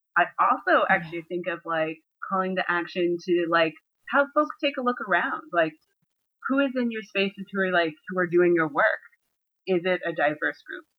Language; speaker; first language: English; native; English